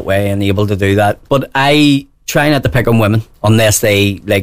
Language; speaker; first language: English; native; English